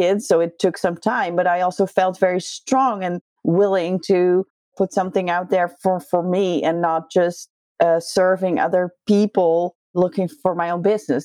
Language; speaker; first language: English; non-native, fluent; Dutch